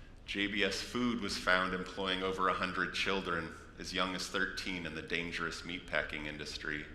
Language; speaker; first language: English; native; English